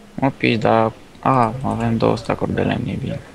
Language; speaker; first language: Romanian; native; Romanian